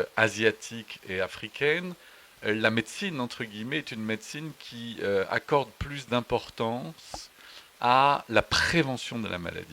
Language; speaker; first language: French; native; French